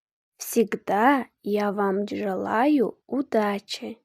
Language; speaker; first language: Russian; non-native, fluent; Uzbek